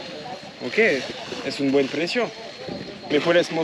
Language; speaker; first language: Spanish; non-native, learner; French